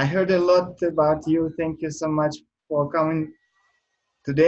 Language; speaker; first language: English; non-native, learner; Russian